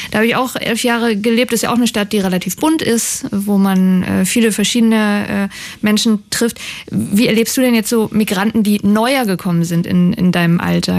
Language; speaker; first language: German; native; German